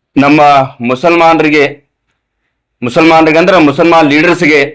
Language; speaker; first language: Kannada; non-native, local second language; Urdu